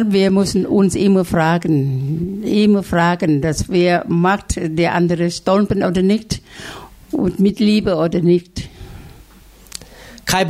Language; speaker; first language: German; non-native, learner; Thai